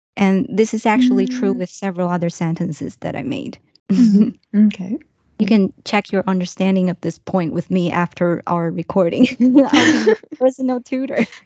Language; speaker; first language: English; non-native, fluent; Chinese